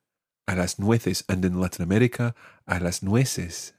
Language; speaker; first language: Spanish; non-native, fluent; English